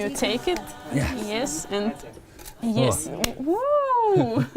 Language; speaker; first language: English; non-native, learner; Russian